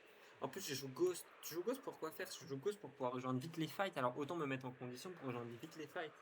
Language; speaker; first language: French; native; French